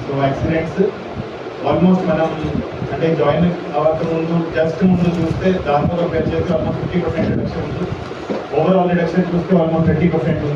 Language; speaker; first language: Telugu; native; Telugu